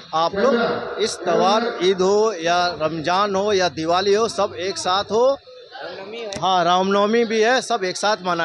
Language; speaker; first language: Hindi; non-native, local second language; Bangla